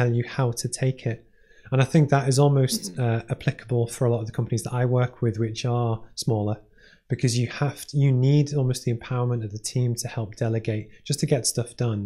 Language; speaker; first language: English; native; English